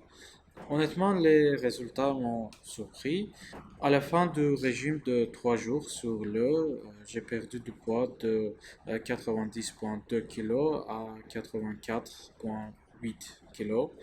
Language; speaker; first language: French; non-native, learner; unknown